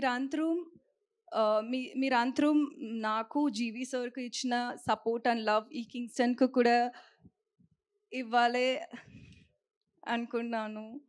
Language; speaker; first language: Telugu; non-native, learner; Tamil